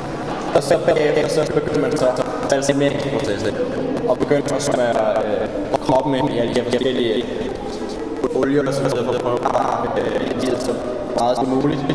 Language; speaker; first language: Danish; native; Danish